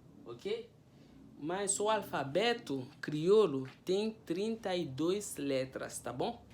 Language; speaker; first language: Portuguese; non-native, fluent; Haitian Creole